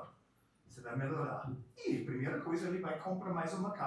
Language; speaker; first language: Portuguese; non-native, fluent; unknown